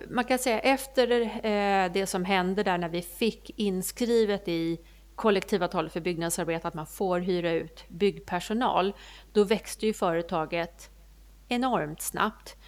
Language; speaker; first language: Swedish; native; Swedish